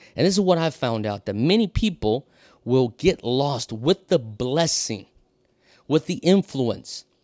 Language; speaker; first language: English; non-native, fluent; Portuguese